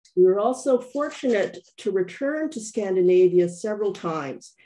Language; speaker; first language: English; native; English